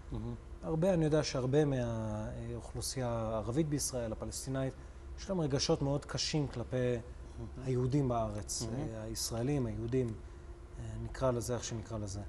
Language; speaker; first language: Hebrew; native; Hebrew